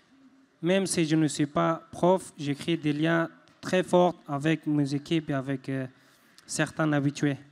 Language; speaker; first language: French; non-native, fluent; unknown